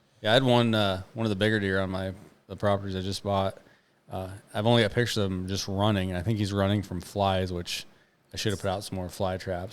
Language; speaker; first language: English; native; English